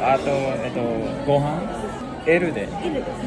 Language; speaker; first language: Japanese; non-native, learner; Filipino